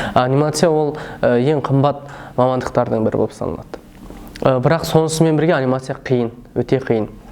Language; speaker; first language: Kazakh; early bilingual, heritage; Kazakh